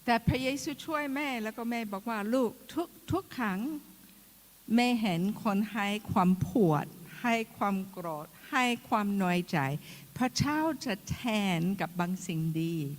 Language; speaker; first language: Thai; non-native, fluent; English